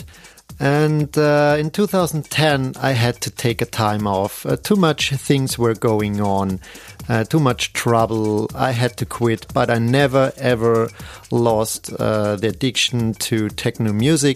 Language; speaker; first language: English; non-native, fluent; German